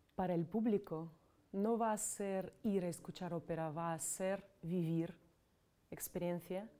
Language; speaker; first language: Spanish; non-native, fluent; Ukrainian